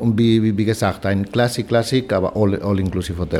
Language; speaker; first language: German; non-native, fluent; Spanish